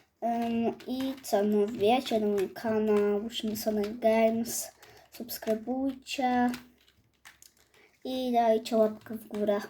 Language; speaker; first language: Polish; native; Polish